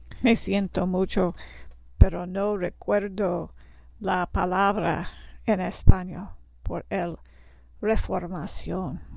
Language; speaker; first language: Spanish; non-native, learner; English